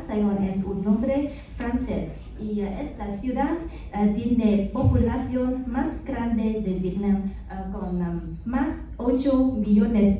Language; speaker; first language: Spanish; non-native, learner; Vietnamese